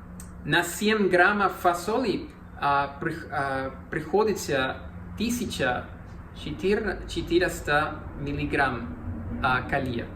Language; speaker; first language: Russian; non-native, learner; Spanish